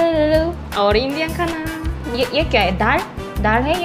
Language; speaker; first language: Hindi; non-native, learner; Korean